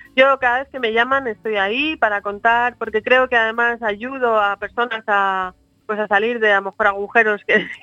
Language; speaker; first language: Spanish; native; Spanish